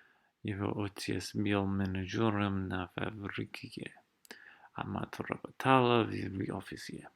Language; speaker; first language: Russian; non-native, learner; English